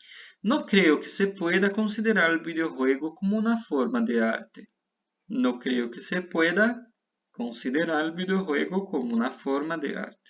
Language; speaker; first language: Spanish; non-native, fluent; Portuguese